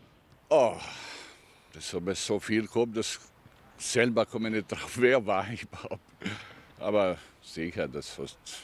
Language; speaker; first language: German; non-native, learner; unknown